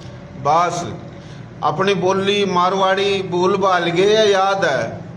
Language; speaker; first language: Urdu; non-native, local second language; Haryanvi